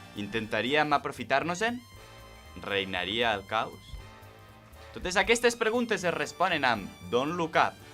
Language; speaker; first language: Catalan; non-native, local second language; Spanish